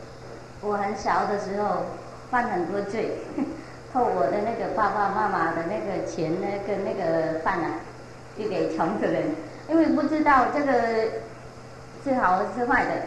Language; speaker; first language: Chinese; non-native, fluent; Vietnamese